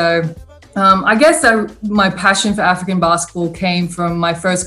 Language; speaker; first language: English; native; English